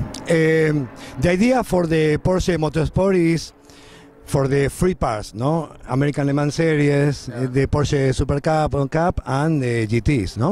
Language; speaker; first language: English; non-native, learner; Spanish